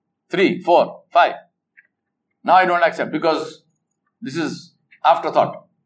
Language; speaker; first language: English; non-native, local second language; Urdu